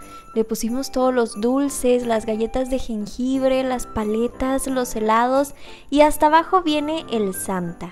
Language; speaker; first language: Spanish; native; Spanish